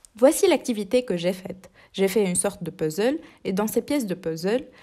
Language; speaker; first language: French; non-native, local second language; Arabic